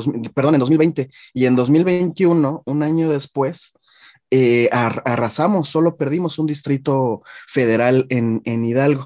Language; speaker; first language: Spanish; native; Spanish